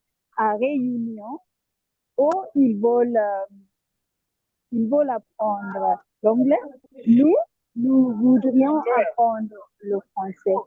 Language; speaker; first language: French; non-native, fluent; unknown